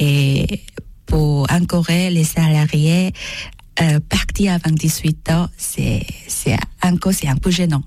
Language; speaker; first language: French; non-native, learner; Korean